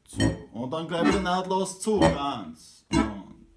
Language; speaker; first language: German; native; German